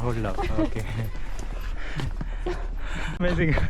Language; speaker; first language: English; non-native, fluent; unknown